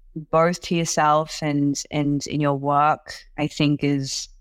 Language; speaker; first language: English; non-native, local second language; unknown